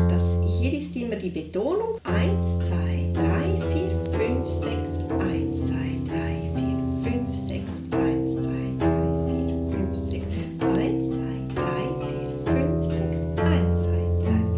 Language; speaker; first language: German; native; German